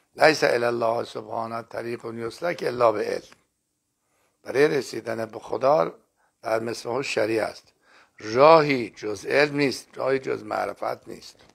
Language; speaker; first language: Persian; non-native, local second language; Azerbaijani